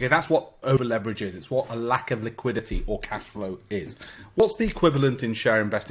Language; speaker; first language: English; native; English